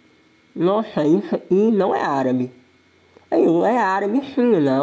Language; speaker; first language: Portuguese; non-native, local second language; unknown